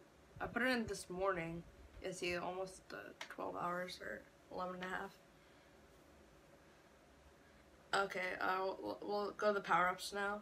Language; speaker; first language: English; native; English